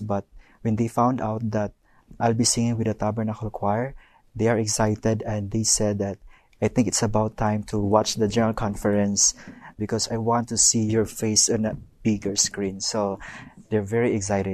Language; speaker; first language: English; non-native, local second language; Cebuano